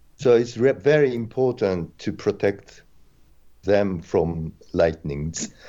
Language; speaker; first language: English; non-native, fluent; Japanese